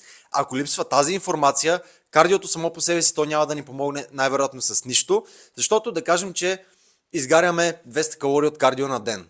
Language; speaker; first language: Bulgarian; native; Bulgarian